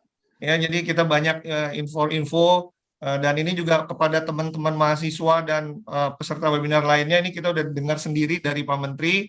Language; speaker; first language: Indonesian; native; Indonesian